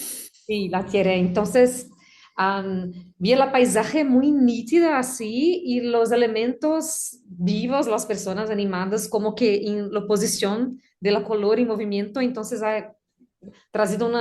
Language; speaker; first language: Spanish; non-native, learner; Portuguese